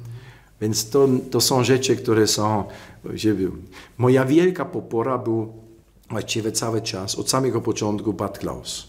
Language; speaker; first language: Polish; non-native, fluent; German